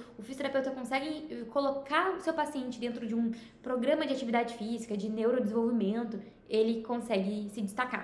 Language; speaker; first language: Portuguese; native; Portuguese